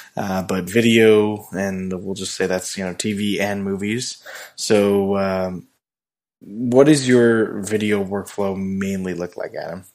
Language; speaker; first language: English; native; English